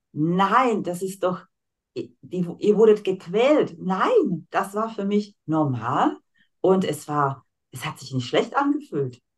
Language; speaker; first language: German; non-native, fluent; Slovak